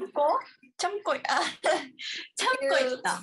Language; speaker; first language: Korean; non-native, learner; Japanese